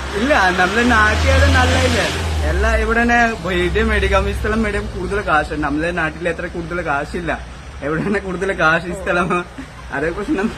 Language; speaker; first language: Malayalam; non-native, learner; Bangla